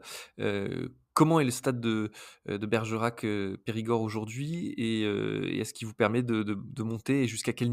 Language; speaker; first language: French; native; French